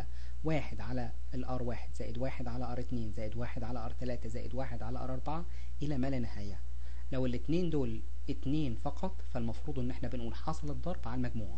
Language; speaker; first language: Arabic; native; Arabic